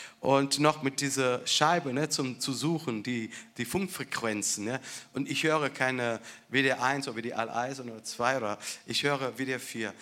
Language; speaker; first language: German; non-native, fluent; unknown